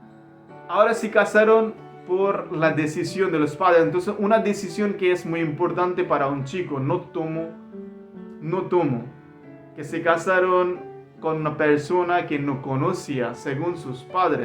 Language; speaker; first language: Spanish; non-native, learner; Hindi